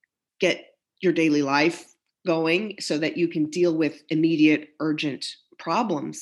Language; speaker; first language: English; native; English